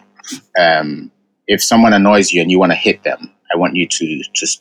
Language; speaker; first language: English; non-native, local second language; Ga